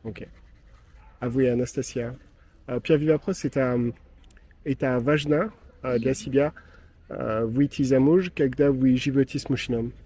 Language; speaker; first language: Russian; non-native, learner; French